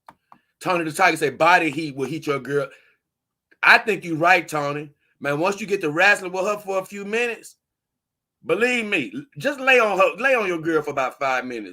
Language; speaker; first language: English; native; English